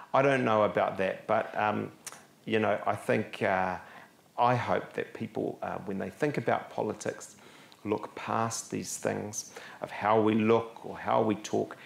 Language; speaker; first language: English; native; English